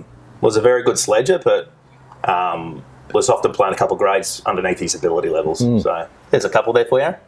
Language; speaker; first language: English; native; English